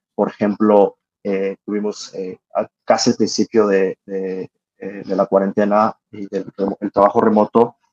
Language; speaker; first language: Spanish; native; Spanish